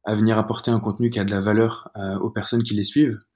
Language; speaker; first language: French; native; French